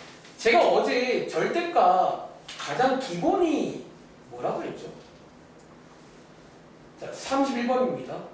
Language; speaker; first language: Korean; native; Korean